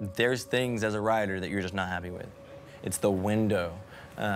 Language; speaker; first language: English; native; English